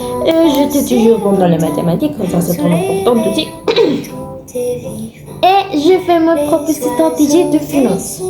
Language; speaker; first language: French; non-native, learner; Spanish